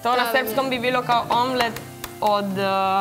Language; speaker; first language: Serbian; non-native, learner; Spanish